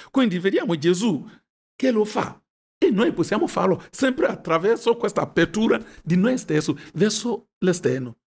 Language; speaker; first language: Italian; non-native, fluent; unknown